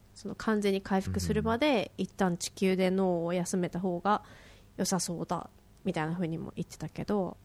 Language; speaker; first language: Japanese; native; Japanese